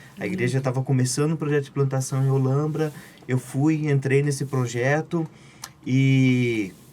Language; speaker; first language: Portuguese; native; Portuguese